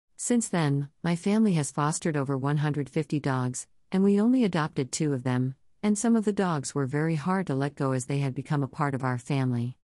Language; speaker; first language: English; native; English